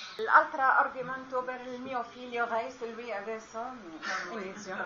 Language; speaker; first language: Italian; non-native, learner; Arabic